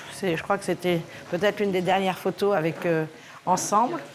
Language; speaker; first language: French; native; French